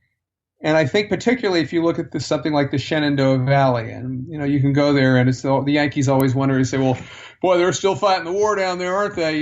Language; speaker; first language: English; native; English